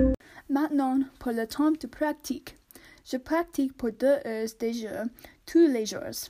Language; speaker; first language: French; non-native, learner; English